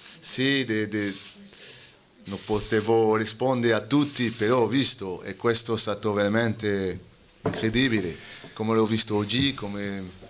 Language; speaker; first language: Italian; non-native, fluent; French